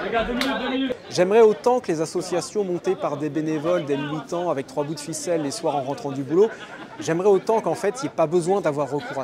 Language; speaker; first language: French; native; French